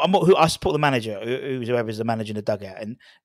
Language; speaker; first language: English; native; English